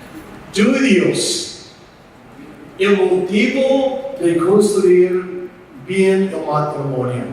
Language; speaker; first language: Spanish; non-native, fluent; English